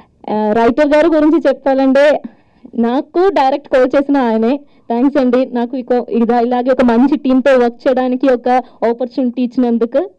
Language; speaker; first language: Telugu; non-native, learner; Malayalam